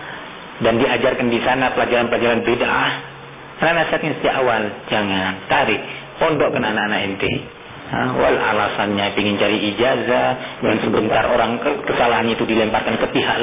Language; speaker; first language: Indonesian; native; Indonesian